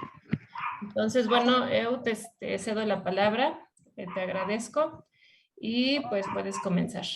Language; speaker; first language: Spanish; native; Spanish